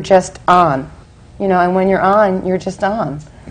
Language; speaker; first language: English; native; English